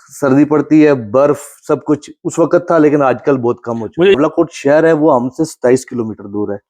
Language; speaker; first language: Urdu; non-native, local second language; Pahari-Potwari